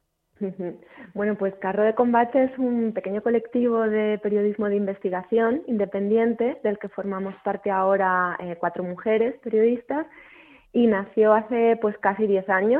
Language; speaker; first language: Spanish; native; Spanish